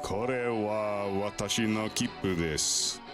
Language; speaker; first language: Japanese; non-native, learner; English